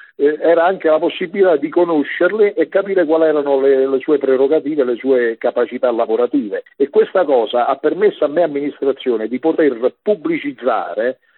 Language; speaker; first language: Italian; native; Italian